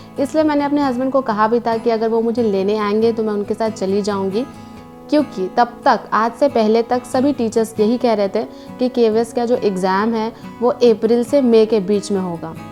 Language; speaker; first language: Hindi; native; Hindi